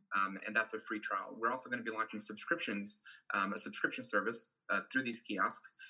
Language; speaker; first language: English; non-native, fluent; Portuguese